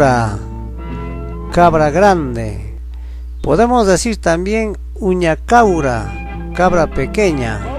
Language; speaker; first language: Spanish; non-native, local second language; Quechua